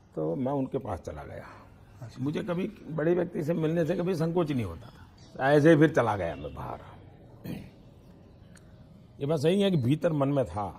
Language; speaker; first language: Hindi; non-native, local second language; Gujarati